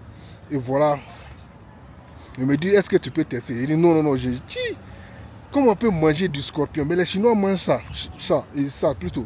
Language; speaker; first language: French; non-native, local second language; Bambara